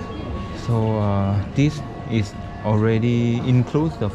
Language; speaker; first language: English; non-native, learner; Thai